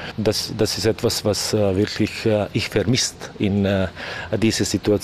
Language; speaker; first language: German; non-native, learner; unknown